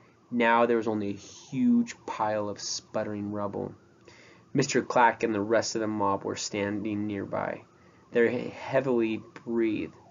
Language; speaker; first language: English; native; English